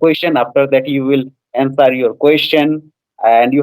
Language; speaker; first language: English; non-native, fluent; Odia